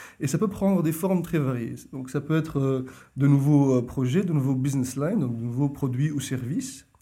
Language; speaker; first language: French; non-native, local second language; Arabic